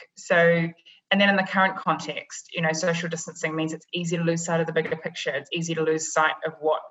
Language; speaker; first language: English; native; English